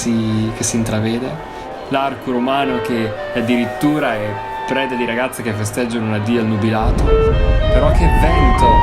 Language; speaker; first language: Italian; native; Italian